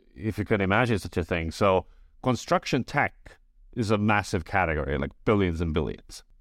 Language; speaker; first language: English; non-native, fluent; Estonian